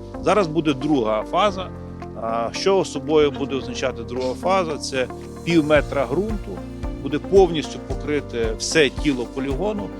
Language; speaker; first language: Ukrainian; native; Ukrainian